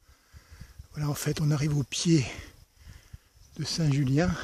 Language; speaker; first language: French; native; French